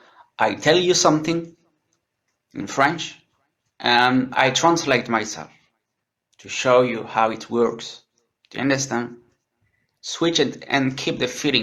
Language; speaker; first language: English; non-native, learner; French